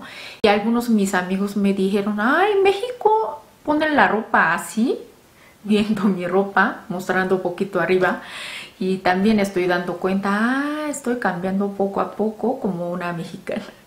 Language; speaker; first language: Spanish; non-native, fluent; Korean